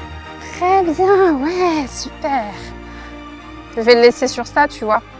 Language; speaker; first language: French; native; French